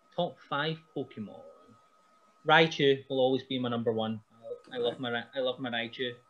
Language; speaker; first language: English; native; English